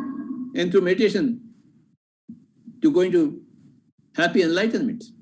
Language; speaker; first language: English; non-native, fluent; Telugu